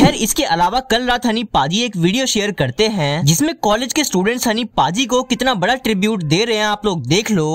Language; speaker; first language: Hindi; native; Hindi